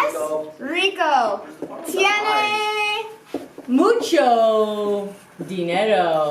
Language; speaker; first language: Spanish; non-native, fluent; English